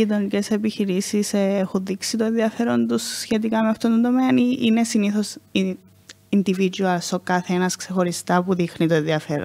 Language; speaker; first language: Greek; native; Greek